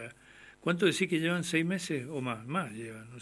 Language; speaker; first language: Spanish; native; Spanish